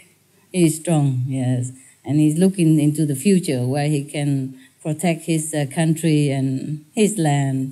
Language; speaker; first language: English; non-native, fluent; Vietnamese